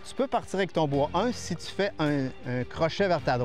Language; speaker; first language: French; native; French